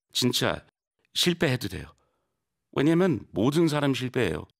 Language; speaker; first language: Korean; non-native, learner; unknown